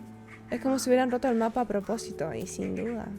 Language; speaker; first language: Spanish; native; Spanish